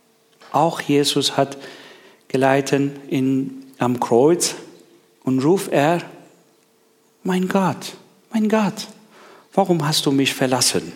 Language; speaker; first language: German; non-native, learner; Persian